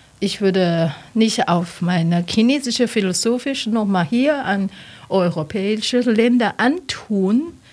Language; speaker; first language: German; non-native, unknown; Chinese